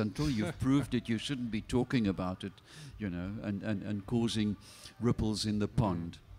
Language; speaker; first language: English; non-native, local second language; Afrikaans